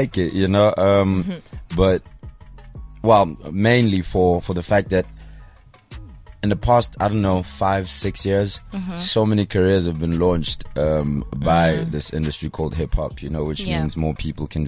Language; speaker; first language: English; non-native, local second language; Zulu